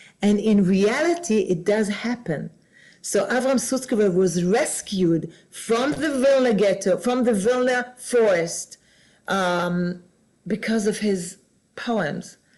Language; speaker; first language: English; non-native, fluent; Hebrew